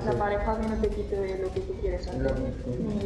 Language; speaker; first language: Spanish; non-native, learner; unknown